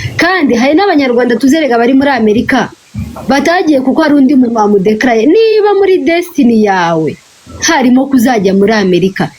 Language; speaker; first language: Kinyarwanda; native; Kinyarwanda